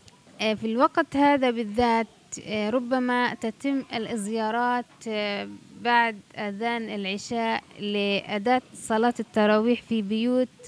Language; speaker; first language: Arabic; native; Arabic